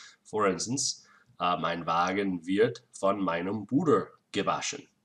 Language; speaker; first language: German; non-native, fluent; English